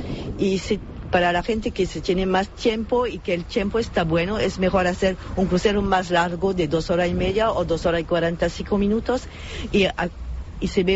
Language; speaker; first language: Spanish; non-native, fluent; French